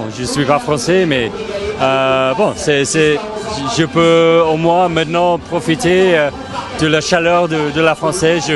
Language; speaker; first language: French; non-native, fluent; English